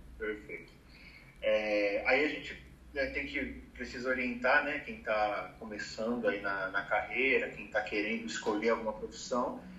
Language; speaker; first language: Portuguese; native; Portuguese